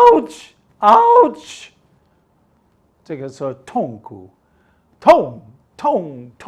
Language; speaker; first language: Chinese; non-native, fluent; English